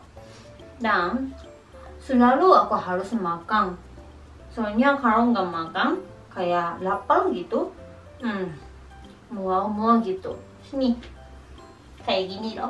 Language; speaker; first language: Indonesian; non-native, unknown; Japanese